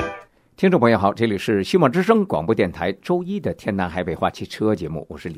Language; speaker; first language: Chinese; native; Chinese